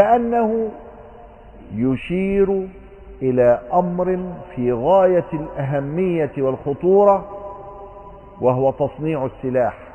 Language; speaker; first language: Arabic; native; Arabic